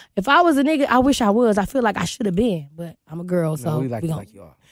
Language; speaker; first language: English; native; English